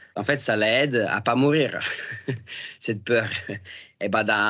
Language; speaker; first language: French; non-native, fluent; Italian